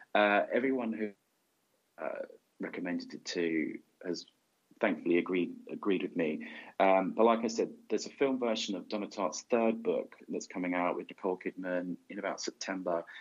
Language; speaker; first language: English; native; English